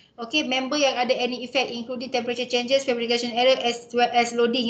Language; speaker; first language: English; non-native, local second language; Malay